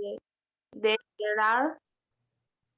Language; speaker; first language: English; non-native, learner; Spanish